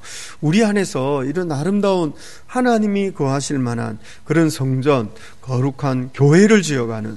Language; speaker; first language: Korean; native; Korean